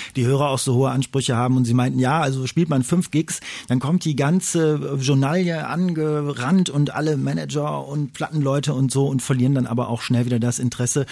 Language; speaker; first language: German; native; German